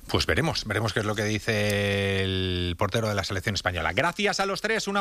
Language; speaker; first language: Spanish; native; Spanish